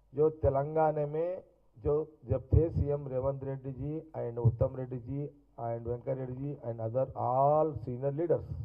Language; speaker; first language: Hindi; non-native, local second language; Telugu